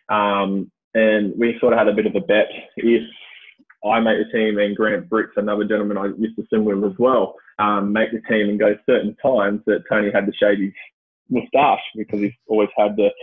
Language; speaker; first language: English; native; English